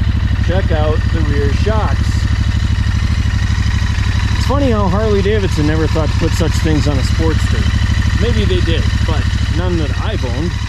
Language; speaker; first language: English; native; English